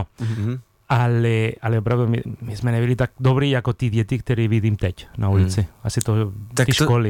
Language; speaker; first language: Czech; non-native, fluent; Spanish